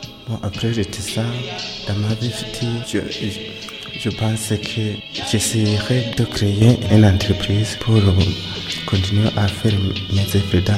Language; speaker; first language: French; non-native, local second language; Rundi